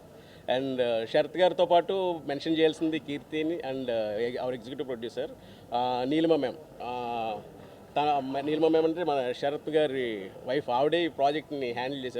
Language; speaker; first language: Telugu; native; Telugu